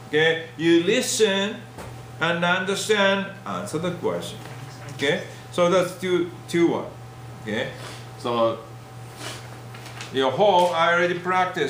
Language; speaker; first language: English; non-native, learner; Japanese